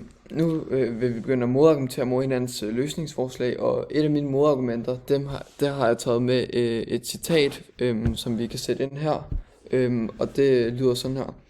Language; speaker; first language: Danish; native; Danish